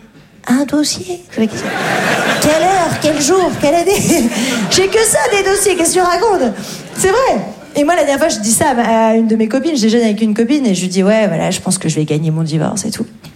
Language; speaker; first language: French; native; French